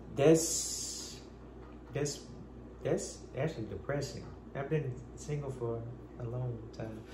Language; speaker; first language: English; native; English